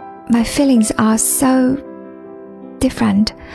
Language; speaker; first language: English; non-native, fluent; Chinese